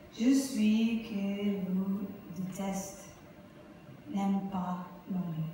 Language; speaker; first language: French; non-native, learner; Portuguese